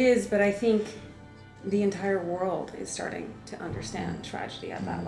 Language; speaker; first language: English; native; English